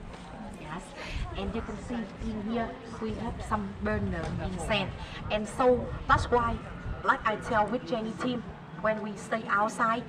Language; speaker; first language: English; non-native, learner; Vietnamese